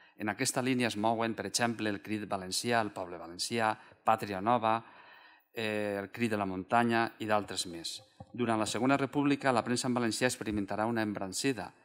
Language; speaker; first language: Catalan; native; Catalan